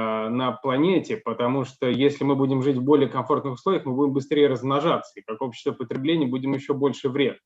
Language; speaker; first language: Russian; native; Russian